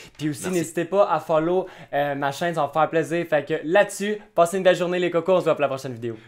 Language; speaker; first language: French; native; French